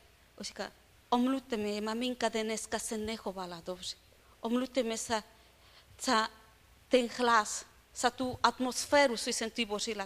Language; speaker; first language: Czech; non-native, learner; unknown